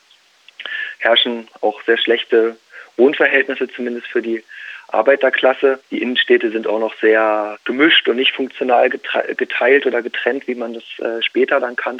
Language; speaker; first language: German; native; German